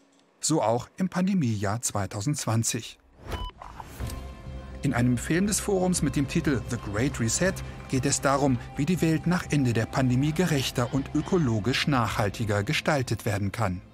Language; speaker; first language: German; native; German